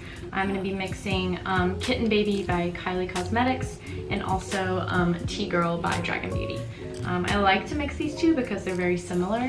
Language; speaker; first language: English; native; English